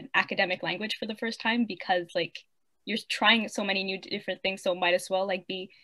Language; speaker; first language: English; non-native, fluent; French